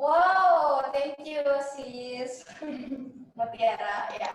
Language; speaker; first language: English; non-native, fluent; Indonesian